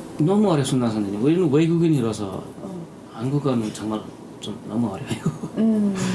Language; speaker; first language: Korean; non-native, learner; Nepali